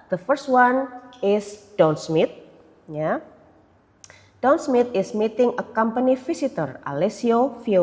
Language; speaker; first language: English; non-native, fluent; Indonesian